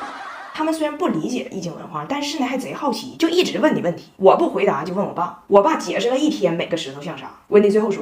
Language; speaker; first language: Chinese; native; Chinese